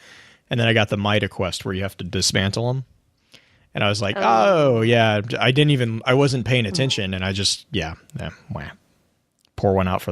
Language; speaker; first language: English; native; English